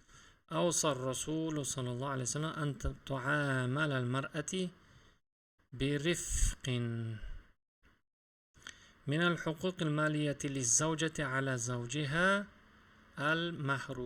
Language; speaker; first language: Arabic; non-native, fluent; Uzbek